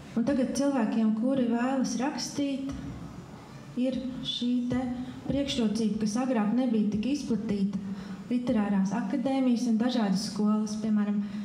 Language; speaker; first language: Latvian; native; Latvian